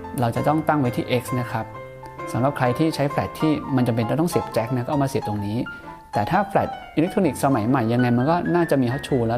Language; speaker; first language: Thai; native; Thai